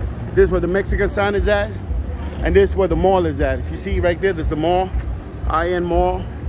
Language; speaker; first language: English; native; English